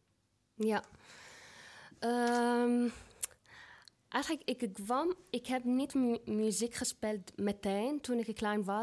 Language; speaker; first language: Dutch; non-native, fluent; Arabic